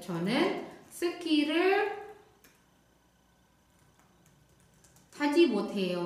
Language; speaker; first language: Korean; non-native, learner; Indonesian